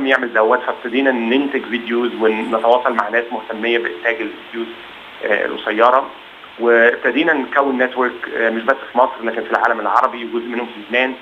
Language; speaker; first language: Arabic; native; Arabic